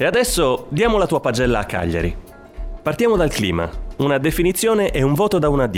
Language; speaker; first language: Italian; native; Italian